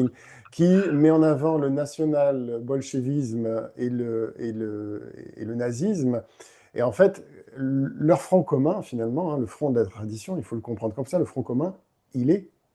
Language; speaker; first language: French; native; French